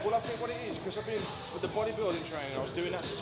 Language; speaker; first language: English; native; English